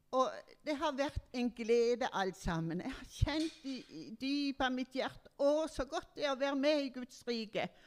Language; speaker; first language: Norwegian; native; Norwegian